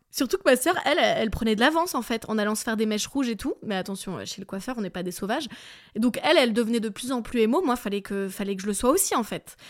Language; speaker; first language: French; early bilingual, other home language; English